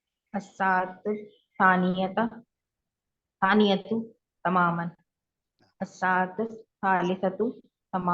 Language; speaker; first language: Arabic; non-native, learner; Urdu